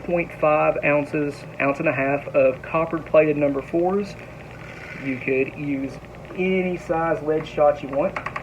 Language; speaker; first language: English; native; English